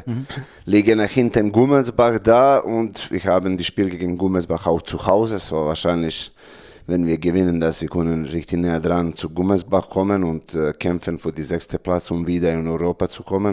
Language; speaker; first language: German; non-native, learner; Serbian